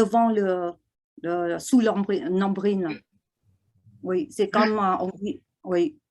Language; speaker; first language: French; non-native, fluent; Vietnamese